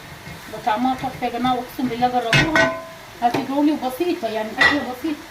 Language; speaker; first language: Arabic; native; Arabic